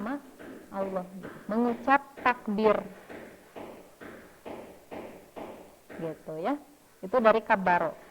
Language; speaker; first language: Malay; non-native, local second language; Sundanese